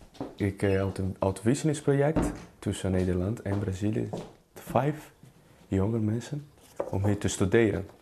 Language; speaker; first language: Dutch; non-native, fluent; Portuguese